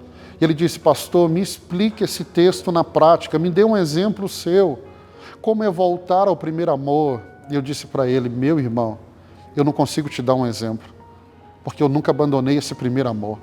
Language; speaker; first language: Portuguese; native; Portuguese